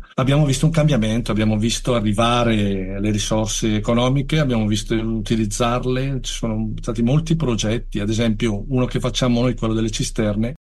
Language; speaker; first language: Italian; native; Italian